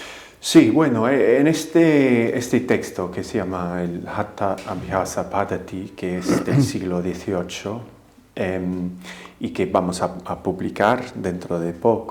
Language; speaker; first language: Spanish; non-native, fluent; English